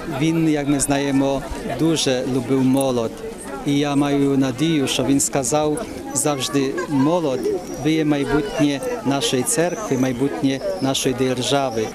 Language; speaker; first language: Ukrainian; non-native, fluent; Polish